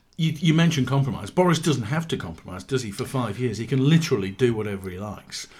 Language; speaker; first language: English; native; English